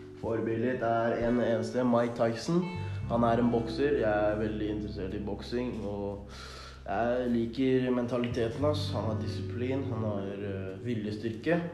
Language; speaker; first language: Norwegian; early bilingual, other home language; Thai